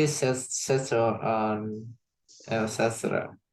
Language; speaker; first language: English; non-native, learner; Vietnamese